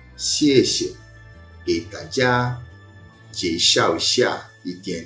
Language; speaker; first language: Chinese; non-native, learner; Portuguese